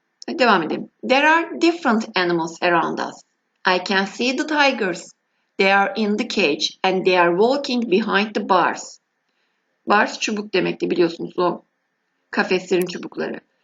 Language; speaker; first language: English; non-native, fluent; Turkish